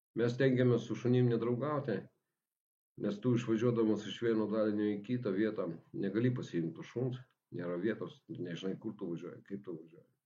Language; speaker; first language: Lithuanian; non-native, local second language; Russian